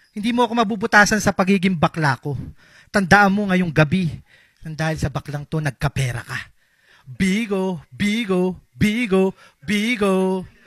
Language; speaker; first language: Filipino; native; Filipino